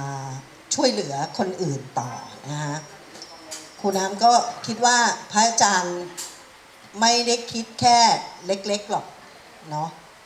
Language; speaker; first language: Thai; native; Thai